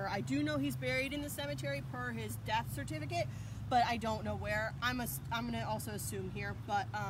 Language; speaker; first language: English; native; English